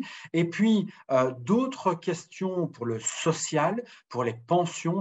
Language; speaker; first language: French; native; French